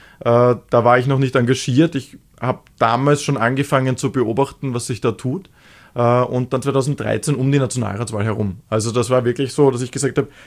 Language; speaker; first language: German; native; German